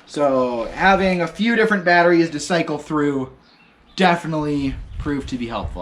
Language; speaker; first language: English; native; English